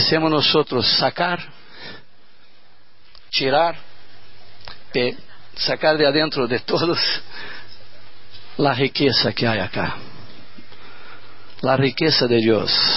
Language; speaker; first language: Spanish; non-native, learner; Portuguese